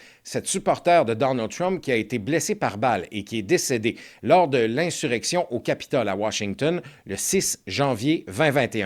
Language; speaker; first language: French; native; French